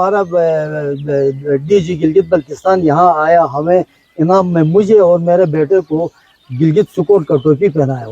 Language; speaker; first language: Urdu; non-native, local second language; Shina